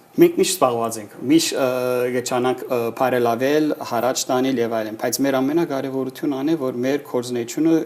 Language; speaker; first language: Armenian; early bilingual, heritage; Armenian